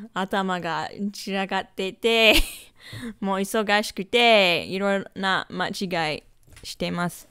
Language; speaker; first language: Japanese; non-native, fluent; English